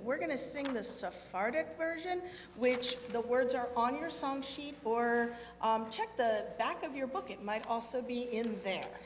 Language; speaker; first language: English; native; English